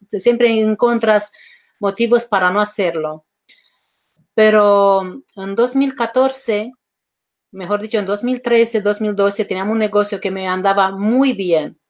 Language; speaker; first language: Spanish; non-native, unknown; Romanian